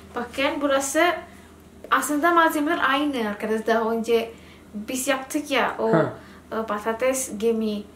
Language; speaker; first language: Turkish; non-native, learner; Indonesian